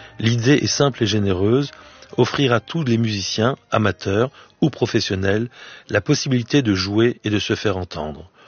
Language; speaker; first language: French; native; French